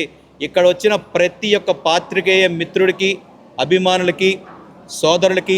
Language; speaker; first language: Telugu; native; Telugu